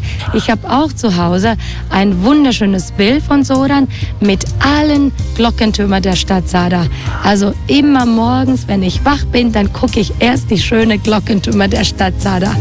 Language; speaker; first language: German; non-native, fluent; Croatian